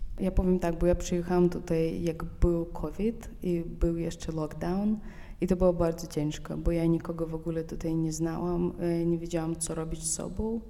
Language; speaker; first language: Polish; non-native, fluent; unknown